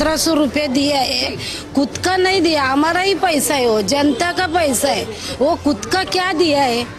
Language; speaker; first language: Hindi; non-native, local second language; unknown